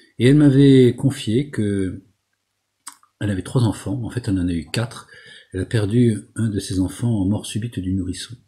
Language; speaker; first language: French; native; French